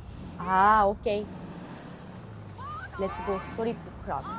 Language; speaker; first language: English; non-native, learner; Japanese